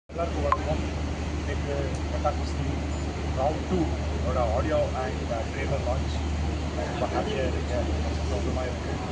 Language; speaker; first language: Tamil; non-native, local second language; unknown